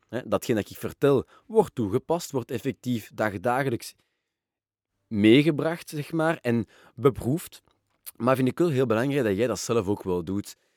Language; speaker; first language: Dutch; non-native, local second language; French